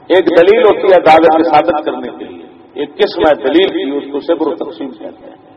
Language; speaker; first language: Urdu; non-native, local second language; Punjabi